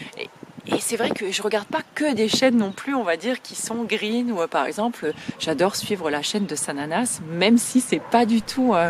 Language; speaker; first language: French; native; French